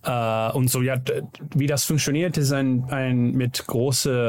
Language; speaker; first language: German; non-native, learner; Dutch